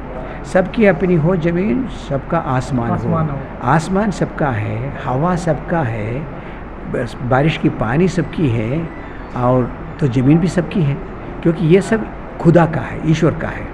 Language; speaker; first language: Hindi; native; Hindi